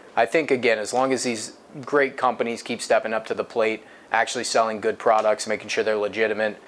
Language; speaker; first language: English; native; English